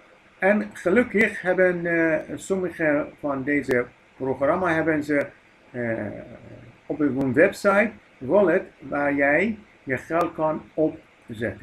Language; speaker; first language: Dutch; non-native, fluent; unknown